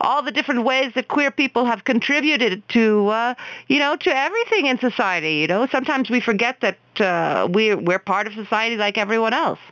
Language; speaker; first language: English; native; English